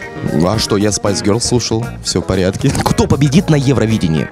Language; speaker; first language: Russian; native; Russian